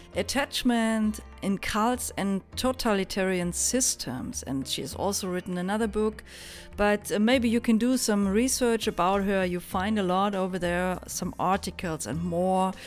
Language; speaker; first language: English; non-native, fluent; German